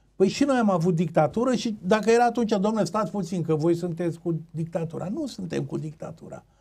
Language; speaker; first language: Romanian; native; Romanian